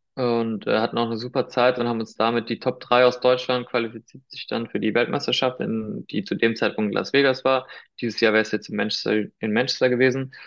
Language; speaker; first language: German; early bilingual, other home language; Spanish